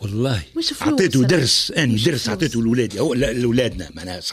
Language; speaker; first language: Arabic; native; Arabic